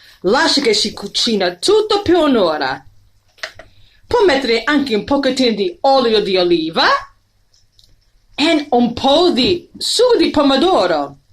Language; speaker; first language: Italian; non-native, learner; English